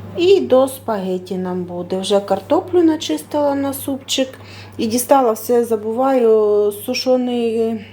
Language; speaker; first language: Ukrainian; non-native, local second language; Russian